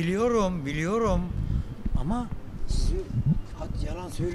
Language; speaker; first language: Turkish; native; Turkish